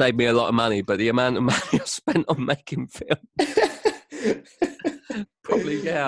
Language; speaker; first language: English; native; English